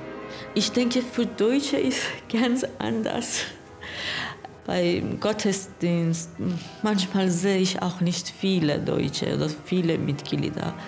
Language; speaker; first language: German; non-native, learner; Persian